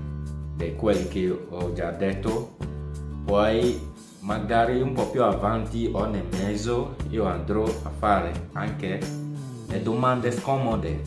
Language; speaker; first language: Italian; non-native, fluent; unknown